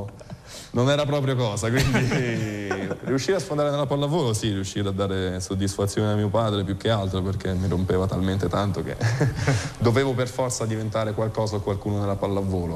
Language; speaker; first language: Italian; native; Italian